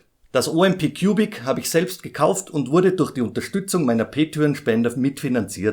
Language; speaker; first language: German; native; German